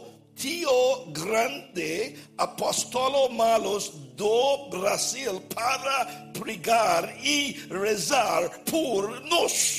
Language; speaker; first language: Portuguese; non-native, learner; English